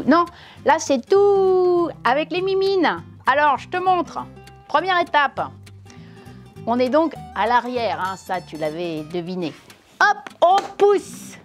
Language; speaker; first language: French; native; French